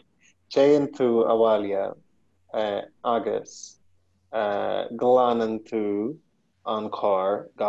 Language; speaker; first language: Irish; non-native, learner; English